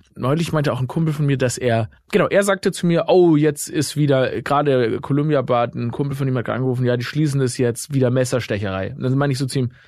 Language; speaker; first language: German; native; German